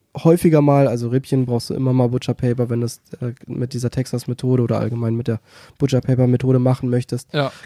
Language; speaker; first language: German; native; German